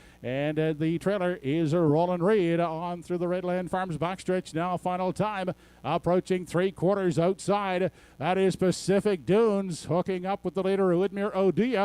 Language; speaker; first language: English; native; English